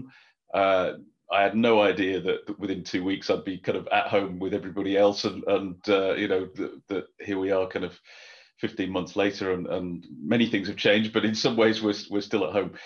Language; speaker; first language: English; native; English